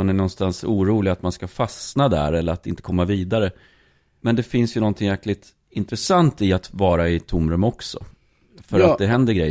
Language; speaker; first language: Swedish; native; Swedish